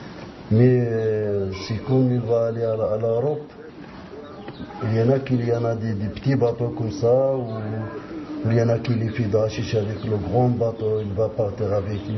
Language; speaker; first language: French; non-native, learner; Arabic